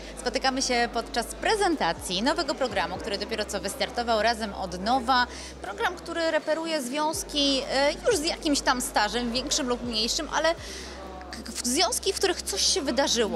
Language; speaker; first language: Polish; native; Polish